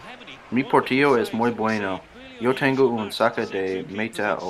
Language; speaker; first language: Spanish; non-native, learner; English